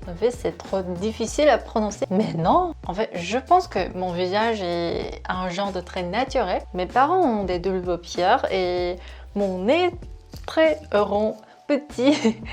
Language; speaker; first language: French; non-native, fluent; Korean